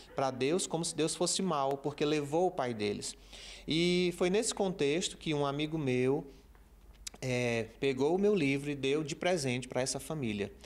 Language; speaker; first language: Portuguese; native; Portuguese